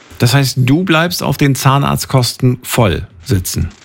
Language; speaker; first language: German; native; German